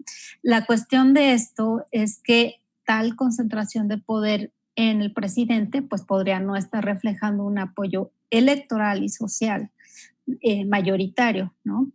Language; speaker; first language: Spanish; native; Spanish